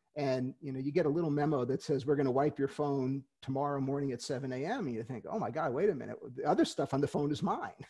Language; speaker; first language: English; native; English